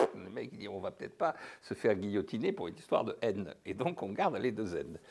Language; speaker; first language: French; native; French